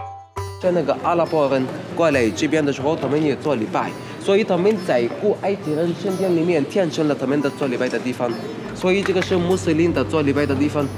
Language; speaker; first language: Chinese; non-native, learner; Arabic